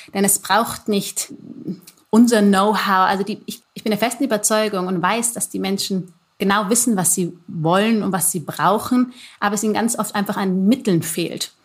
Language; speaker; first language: German; early bilingual, other home language; Amharic